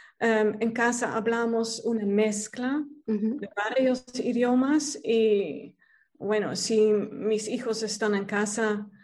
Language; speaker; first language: Spanish; non-native, fluent; Dutch